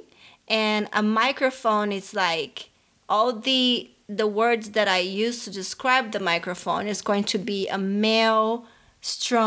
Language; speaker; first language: English; non-native, fluent; Portuguese